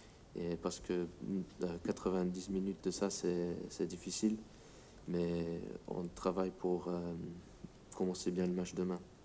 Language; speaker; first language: French; non-native, fluent; English